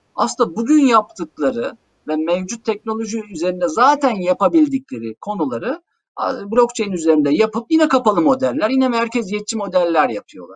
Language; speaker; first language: Turkish; native; Turkish